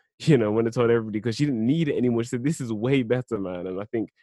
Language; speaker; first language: English; native; English